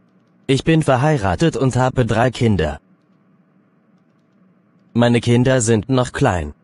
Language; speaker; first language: German; non-native, learner; Persian